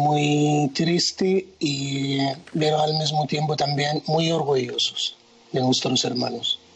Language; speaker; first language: Spanish; non-native, fluent; Arabic